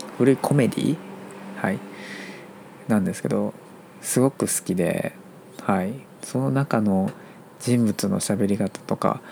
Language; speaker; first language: Japanese; non-native, fluent; Chinese